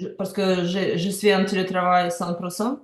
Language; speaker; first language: French; non-native, learner; Ukrainian